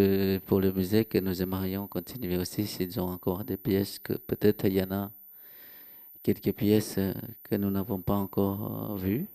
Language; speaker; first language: French; non-native, local second language; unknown